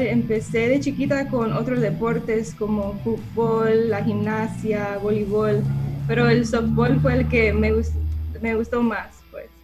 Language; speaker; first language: Spanish; early bilingual, heritage; English